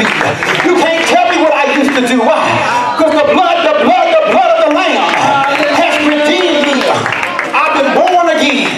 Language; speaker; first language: English; native; English